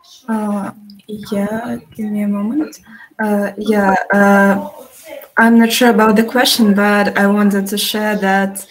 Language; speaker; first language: English; non-native, fluent; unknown